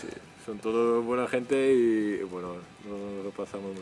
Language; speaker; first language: Spanish; non-native, fluent; Dutch